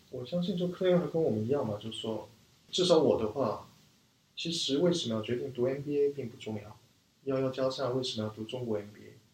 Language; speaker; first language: Chinese; early bilingual, other home language; Korean